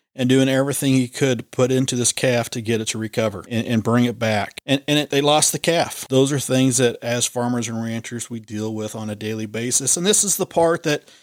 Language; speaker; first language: English; native; English